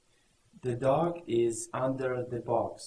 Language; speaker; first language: English; non-native, learner; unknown